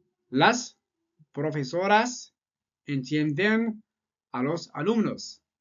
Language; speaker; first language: Spanish; non-native, fluent; French